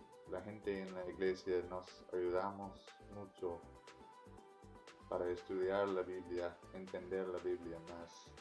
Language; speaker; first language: Spanish; non-native, learner; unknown